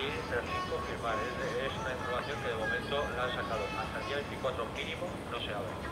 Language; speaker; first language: Spanish; native; Spanish